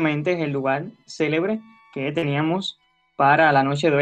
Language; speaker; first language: Spanish; native; Spanish